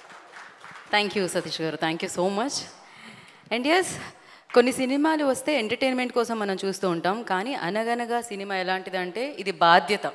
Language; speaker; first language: Telugu; native; Telugu